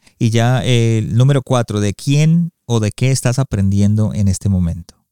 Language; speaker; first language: Spanish; early bilingual, heritage; Spanish